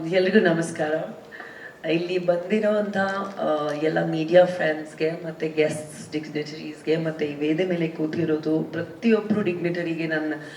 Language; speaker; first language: Kannada; non-native, local second language; Punjabi